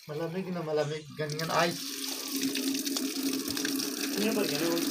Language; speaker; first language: Filipino; non-native, learner; Punjabi